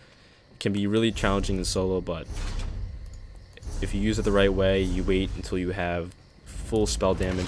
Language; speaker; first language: English; native; English